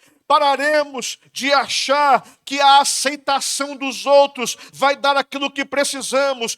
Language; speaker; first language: Portuguese; native; Portuguese